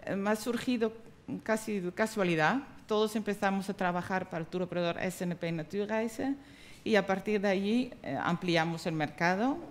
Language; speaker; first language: Spanish; non-native, fluent; Dutch